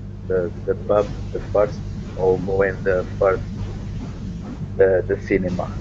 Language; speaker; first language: English; non-native, learner; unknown